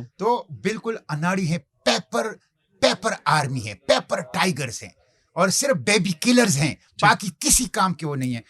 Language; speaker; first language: Urdu; non-native, local second language; Pashto